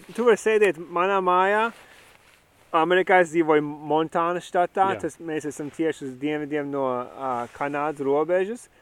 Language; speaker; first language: Latvian; early bilingual, heritage; Latvian